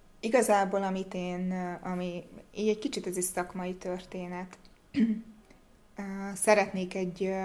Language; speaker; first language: Hungarian; native; Hungarian